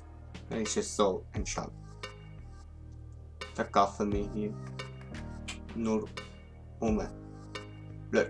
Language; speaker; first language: German; non-native, local second language; Swiss German